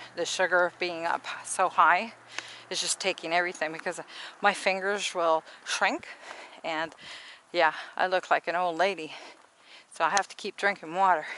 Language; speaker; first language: English; native; English